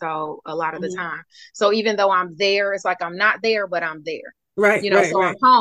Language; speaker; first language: English; native; English